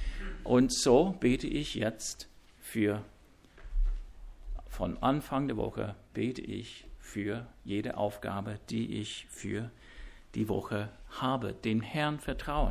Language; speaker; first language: German; non-native, fluent; English